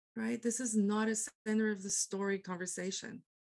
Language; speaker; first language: English; non-native, local second language; Afrikaans